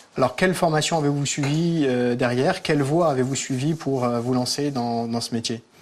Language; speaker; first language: French; native; French